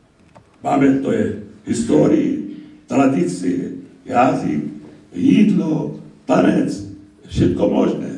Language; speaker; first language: Slovak; non-native, fluent; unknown